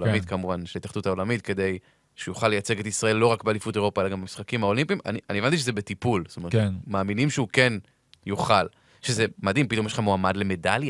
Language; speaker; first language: Hebrew; native; Hebrew